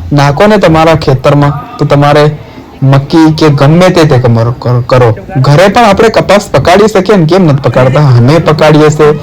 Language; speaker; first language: Gujarati; non-native, local second language; Bhili